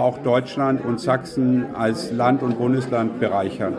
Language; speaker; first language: German; native; German